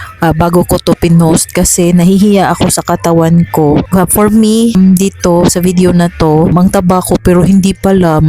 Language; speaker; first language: Filipino; non-native, local second language; Cebuano